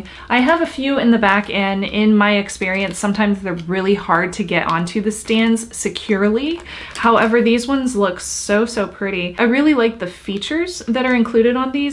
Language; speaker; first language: English; native; English